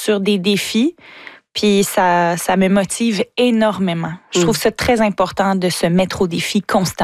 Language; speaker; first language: French; native; French